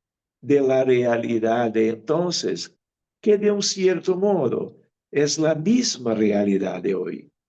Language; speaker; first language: Spanish; non-native, fluent; Portuguese